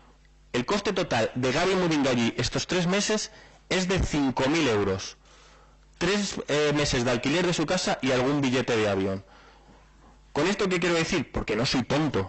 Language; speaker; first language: Spanish; native; Spanish